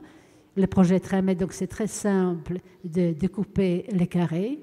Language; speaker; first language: French; non-native, fluent; Polish